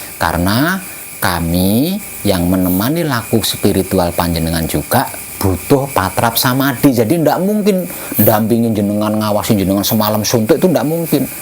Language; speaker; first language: Indonesian; non-native, local second language; Javanese